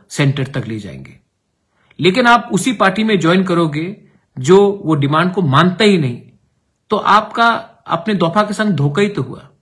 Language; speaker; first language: Hindi; non-native, local second language; Kok Borok